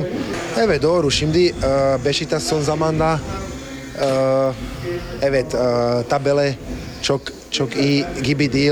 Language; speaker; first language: Turkish; non-native, learner; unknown